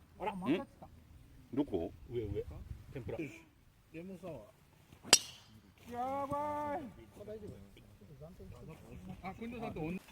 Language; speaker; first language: Japanese; non-native, fluent; Korean